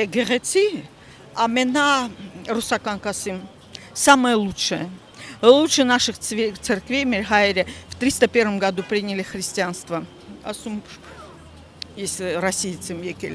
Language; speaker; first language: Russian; non-native, learner; Armenian